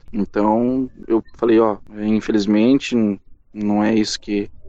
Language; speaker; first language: Portuguese; native; Portuguese